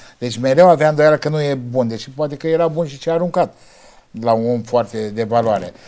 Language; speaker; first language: Romanian; native; Romanian